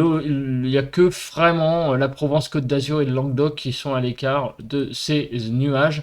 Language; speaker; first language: French; native; French